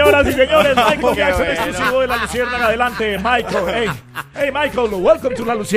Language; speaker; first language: Spanish; native; Spanish